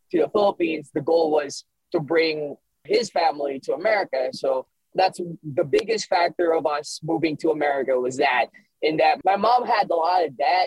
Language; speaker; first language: English; early bilingual, other home language; Filipino